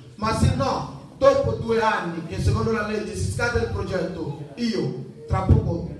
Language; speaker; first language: Italian; non-native, fluent; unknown